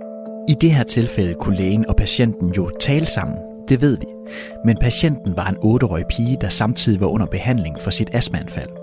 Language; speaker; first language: Danish; native; Danish